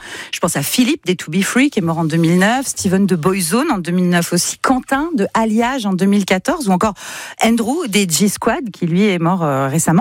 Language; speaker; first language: French; native; French